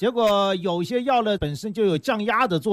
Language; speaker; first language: Chinese; native; Chinese